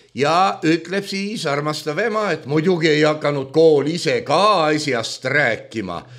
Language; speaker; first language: Estonian; native; Estonian